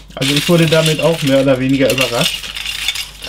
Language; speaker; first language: German; native; German